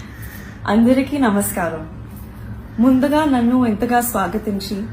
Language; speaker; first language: Telugu; non-native, learner; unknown